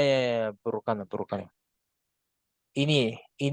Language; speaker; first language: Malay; non-native, fluent; Japanese